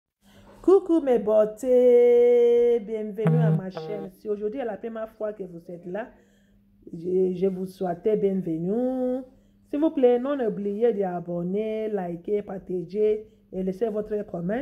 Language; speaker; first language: French; non-native, fluent; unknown